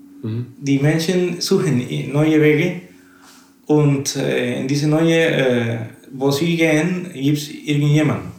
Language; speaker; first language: German; non-native, fluent; Spanish